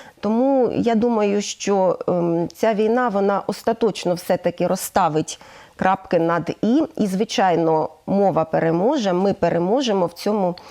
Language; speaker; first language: Ukrainian; native; Ukrainian